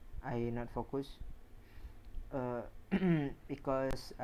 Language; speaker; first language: English; non-native, learner; Indonesian